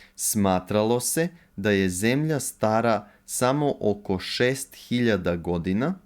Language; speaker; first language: Serbian; native; Serbian